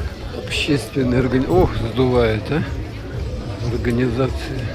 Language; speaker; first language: Russian; native; Russian